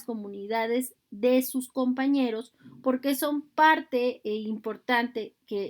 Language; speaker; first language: Spanish; native; Spanish